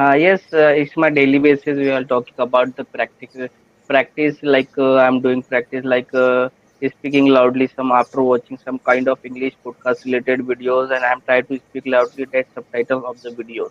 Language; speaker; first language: English; non-native, learner; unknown